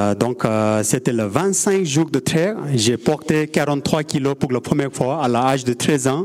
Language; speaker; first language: French; non-native, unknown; Sherpa